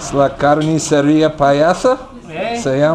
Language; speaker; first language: Spanish; non-native, learner; English